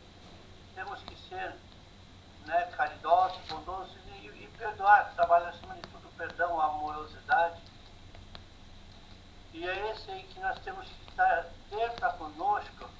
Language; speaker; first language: Portuguese; native; Portuguese